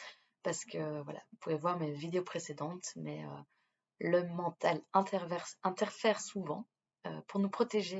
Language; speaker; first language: French; native; French